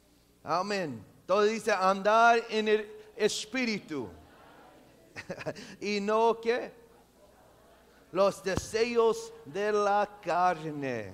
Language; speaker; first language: Spanish; non-native, local second language; English